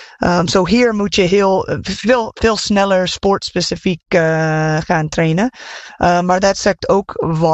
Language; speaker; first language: Dutch; non-native, fluent; English